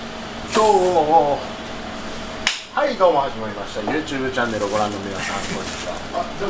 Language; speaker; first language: Japanese; native; Japanese